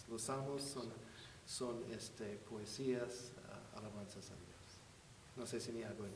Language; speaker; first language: Spanish; non-native, fluent; English